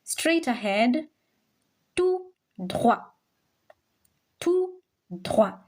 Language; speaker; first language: French; non-native, local second language; Swahili